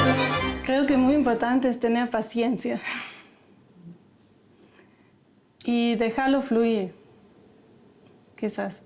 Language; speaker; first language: Spanish; non-native, fluent; German